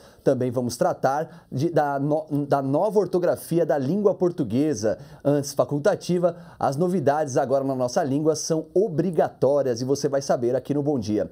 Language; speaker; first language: Portuguese; native; Portuguese